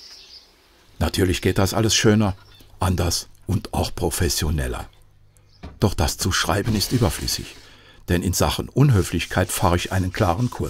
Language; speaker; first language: German; native; German